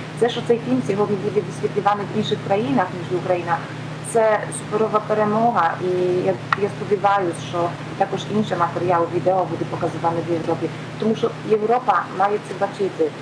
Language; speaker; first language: Ukrainian; non-native, learner; Polish